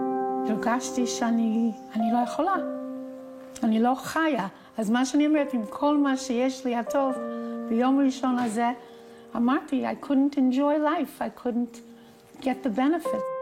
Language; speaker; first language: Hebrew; non-native, fluent; English